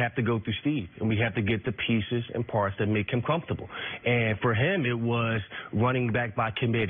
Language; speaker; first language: English; native; English